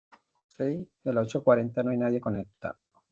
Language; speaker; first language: Spanish; native; Spanish